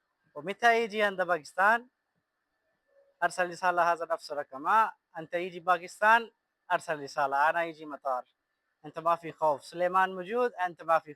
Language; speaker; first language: Arabic; non-native, learner; Punjabi